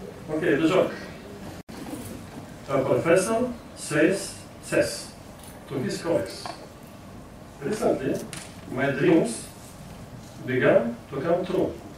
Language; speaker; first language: English; non-native, fluent; Bulgarian